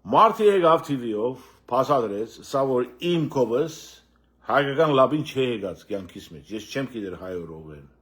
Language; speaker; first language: Armenian; early bilingual, heritage; Armenian